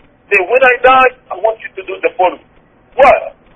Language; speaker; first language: English; non-native, fluent; Arabic